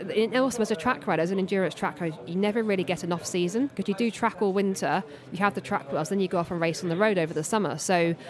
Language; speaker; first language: English; native; English